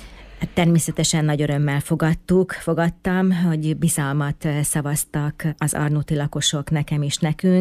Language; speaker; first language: Hungarian; native; Hungarian